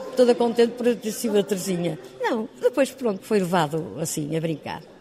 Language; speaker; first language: Portuguese; native; Portuguese